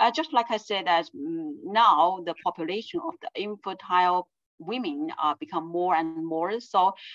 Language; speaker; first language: English; non-native, fluent; Chinese